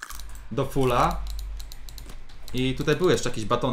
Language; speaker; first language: Polish; native; Polish